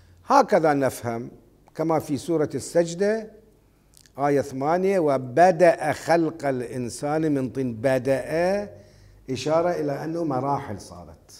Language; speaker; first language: Arabic; native; Arabic